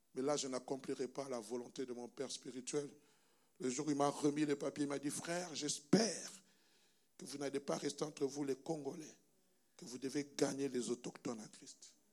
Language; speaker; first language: French; non-native, local second language; Luba-Lulua